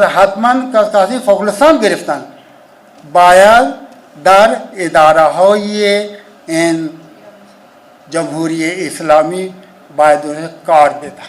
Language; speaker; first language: Persian; non-native, fluent; Urdu